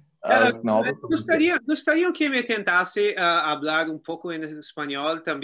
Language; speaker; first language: Spanish; non-native, learner; Portuguese